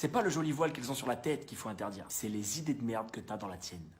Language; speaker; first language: French; native; French